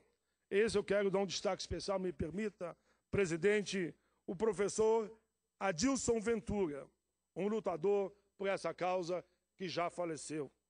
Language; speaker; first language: Portuguese; native; Portuguese